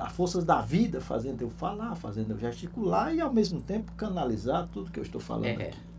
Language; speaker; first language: Portuguese; native; Portuguese